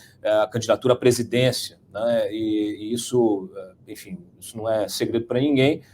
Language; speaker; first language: Portuguese; native; Portuguese